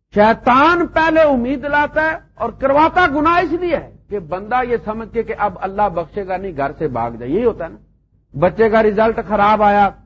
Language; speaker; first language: Urdu; non-native, local second language; Punjabi